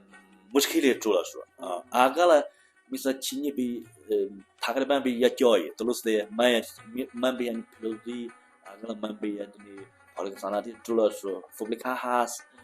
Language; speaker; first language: Persian; non-native, learner; Chinese